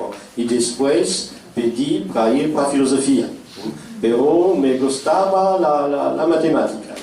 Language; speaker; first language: Portuguese; non-native, fluent; French